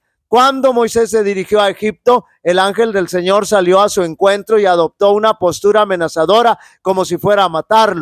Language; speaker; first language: Spanish; native; Spanish